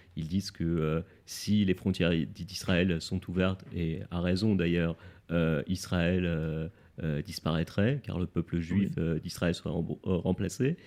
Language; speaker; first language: French; native; French